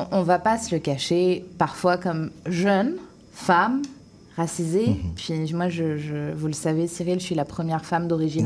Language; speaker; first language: French; native; French